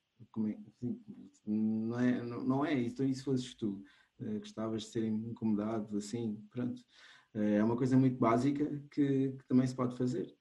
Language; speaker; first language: Portuguese; non-native, local second language; Kabuverdianu